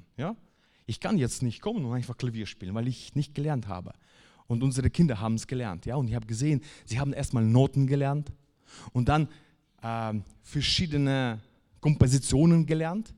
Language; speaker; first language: German; non-native, fluent; Russian